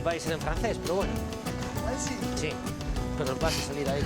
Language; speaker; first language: Spanish; native; Spanish